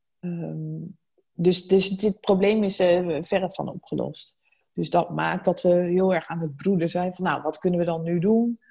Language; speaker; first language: Dutch; native; Dutch